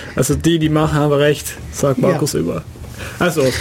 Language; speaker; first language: German; non-native, fluent; Dutch